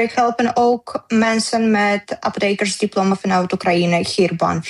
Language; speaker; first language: Dutch; non-native, learner; Ukrainian